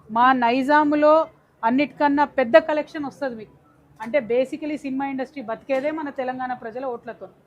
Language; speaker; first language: Telugu; native; Telugu